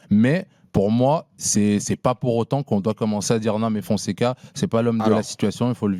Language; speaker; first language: French; native; French